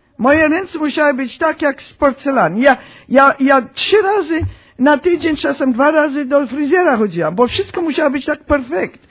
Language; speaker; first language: Polish; early bilingual, heritage; Polish